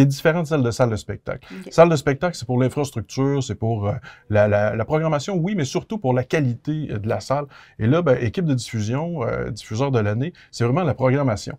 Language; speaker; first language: French; native; French